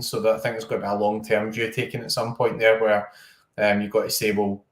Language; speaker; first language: English; native; English